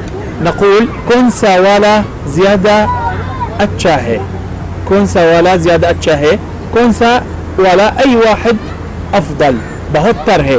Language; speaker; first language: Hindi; non-native, fluent; Arabic